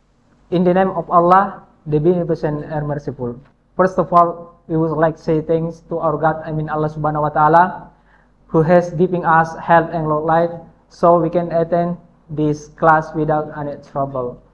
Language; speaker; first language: English; non-native, fluent; Indonesian